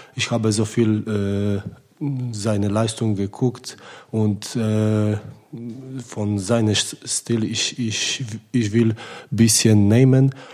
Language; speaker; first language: German; non-native, learner; Polish